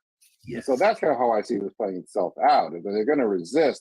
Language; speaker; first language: English; native; English